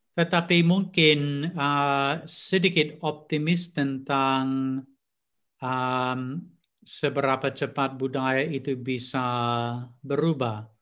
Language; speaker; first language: Indonesian; non-native, fluent; English